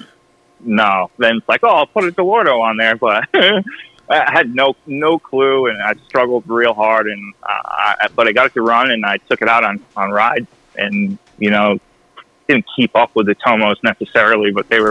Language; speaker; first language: English; native; English